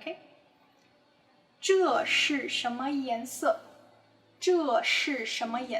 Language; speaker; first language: Chinese; non-native, fluent; English